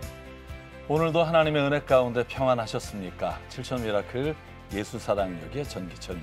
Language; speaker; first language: Korean; native; Korean